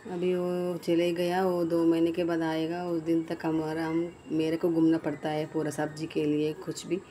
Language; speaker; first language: Hindi; non-native, local second language; Telugu